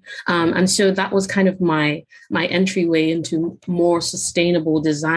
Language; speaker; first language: English; non-native, local second language; Yoruba